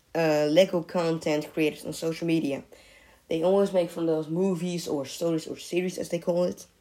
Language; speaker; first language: English; non-native, fluent; Dutch